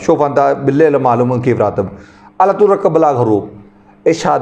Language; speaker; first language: Arabic; non-native, learner; Urdu